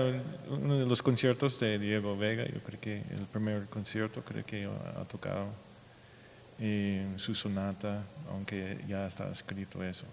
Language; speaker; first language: Spanish; non-native, fluent; English